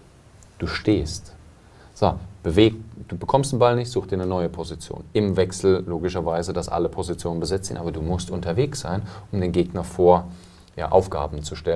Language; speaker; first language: German; native; German